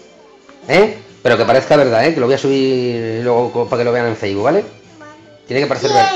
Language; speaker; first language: Spanish; native; Spanish